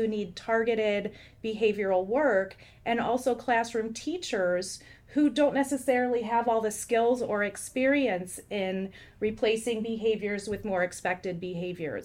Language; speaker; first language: English; native; English